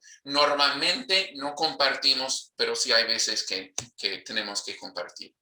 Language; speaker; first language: Spanish; non-native, fluent; English